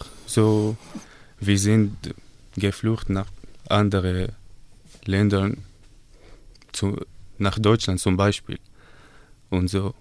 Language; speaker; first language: German; non-native, learner; Arabic